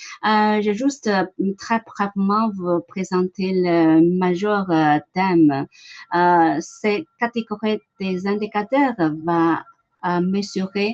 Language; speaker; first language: French; non-native, learner; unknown